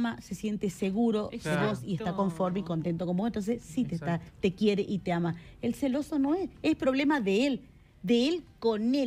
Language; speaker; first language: Spanish; native; Spanish